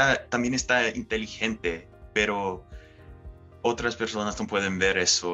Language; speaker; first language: Spanish; early bilingual, heritage; Spanish